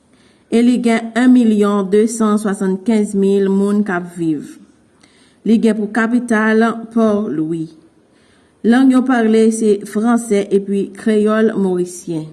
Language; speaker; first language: French; non-native, learner; Haitian Creole